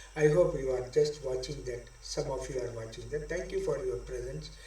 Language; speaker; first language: English; non-native, local second language; Tamil